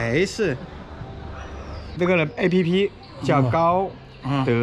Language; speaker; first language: Chinese; native; Chinese